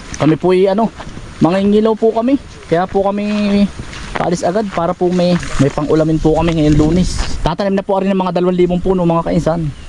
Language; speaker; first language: Filipino; native; Filipino